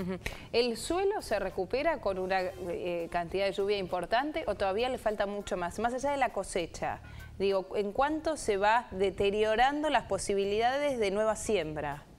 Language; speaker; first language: Spanish; native; Spanish